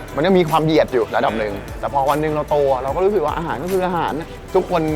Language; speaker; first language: Thai; native; Thai